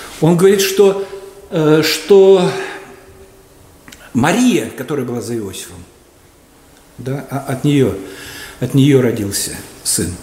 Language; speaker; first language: Russian; native; Russian